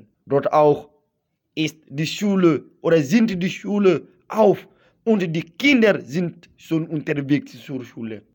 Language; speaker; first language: German; non-native, fluent; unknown